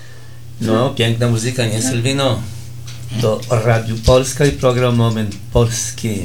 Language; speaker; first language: Polish; early bilingual, heritage; Portuguese